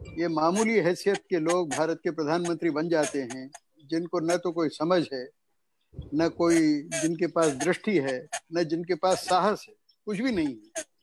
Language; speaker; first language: Hindi; native; Hindi